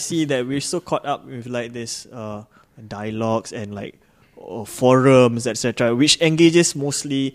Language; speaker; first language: English; non-native, local second language; Malay